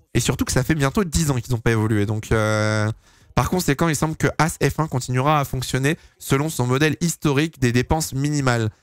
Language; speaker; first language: French; native; French